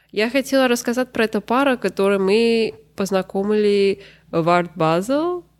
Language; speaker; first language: Russian; early bilingual, heritage; Russian